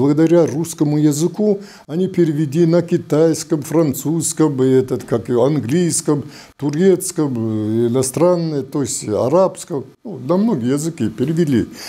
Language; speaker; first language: Russian; non-native, local second language; Adyghe